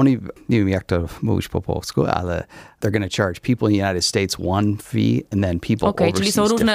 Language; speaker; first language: Polish; non-native, learner; English